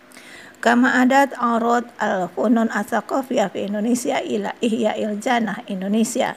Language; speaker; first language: Arabic; non-native, fluent; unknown